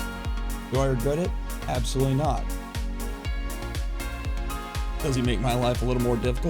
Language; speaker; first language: English; native; English